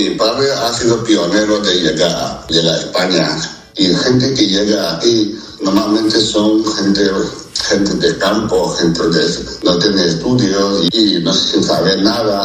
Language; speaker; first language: Spanish; non-native, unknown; Chinese